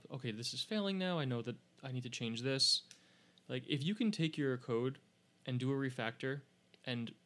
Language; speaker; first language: English; native; English